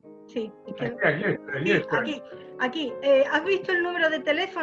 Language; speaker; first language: Spanish; native; Spanish